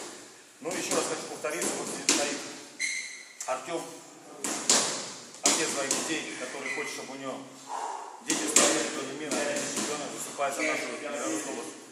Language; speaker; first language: Russian; native; Russian